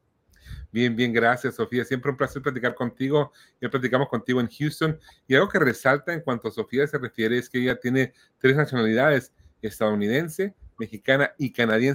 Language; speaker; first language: Spanish; native; Spanish